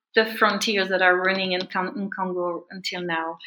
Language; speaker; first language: English; non-native, fluent; French